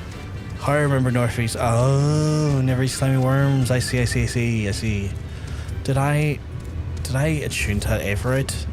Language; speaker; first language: English; native; English